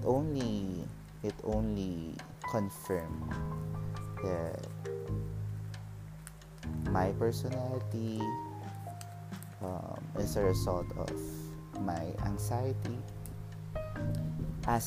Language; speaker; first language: English; non-native, local second language; Filipino